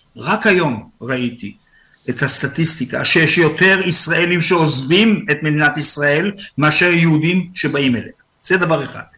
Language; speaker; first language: Hebrew; native; Hebrew